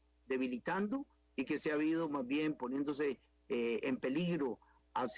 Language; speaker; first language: Spanish; native; Spanish